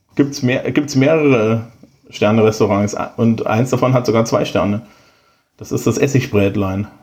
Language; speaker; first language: German; native; German